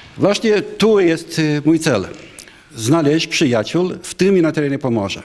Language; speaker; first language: Polish; non-native, fluent; Romanian